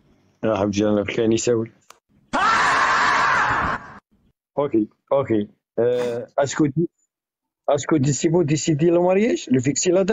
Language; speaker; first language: French; non-native, learner; Arabic